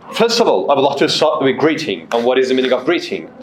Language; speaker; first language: English; non-native, fluent; Persian